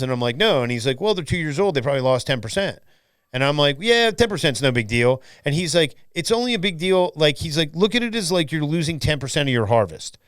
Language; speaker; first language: English; native; English